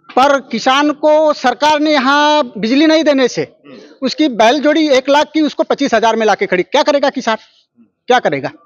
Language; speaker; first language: Hindi; native; Hindi